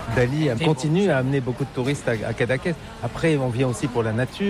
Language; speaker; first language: French; native; French